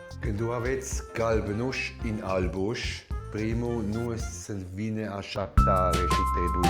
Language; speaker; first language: Romanian; non-native, learner; Swiss German